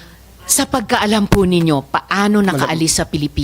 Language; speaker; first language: Filipino; native; Filipino